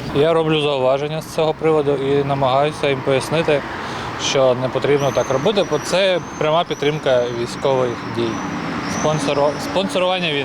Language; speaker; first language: Ukrainian; native; Ukrainian